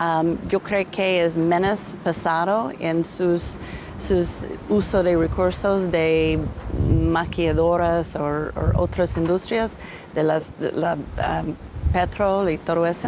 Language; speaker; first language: Spanish; non-native, learner; English